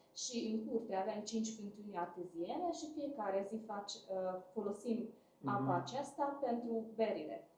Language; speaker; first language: Romanian; non-native, local second language; Hungarian